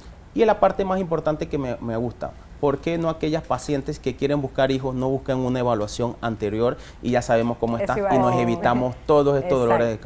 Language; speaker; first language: Spanish; native; Spanish